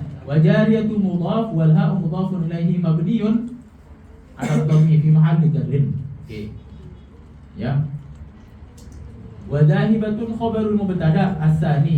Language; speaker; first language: Arabic; non-native, fluent; Indonesian